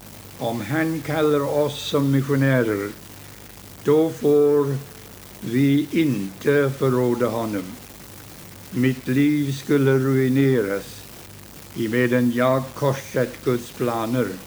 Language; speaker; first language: Swedish; early bilingual, heritage; Swedish